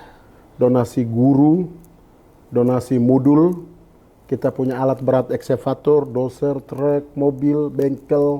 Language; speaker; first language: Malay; non-native, local second language; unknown